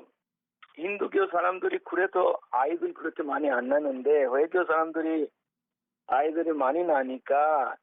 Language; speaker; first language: Korean; non-native, fluent; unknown